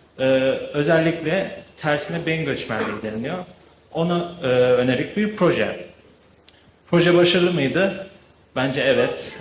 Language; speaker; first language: Turkish; early bilingual, heritage; Turkish